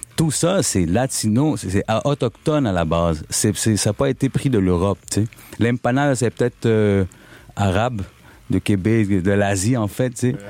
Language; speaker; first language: French; early bilingual, other home language; Spanish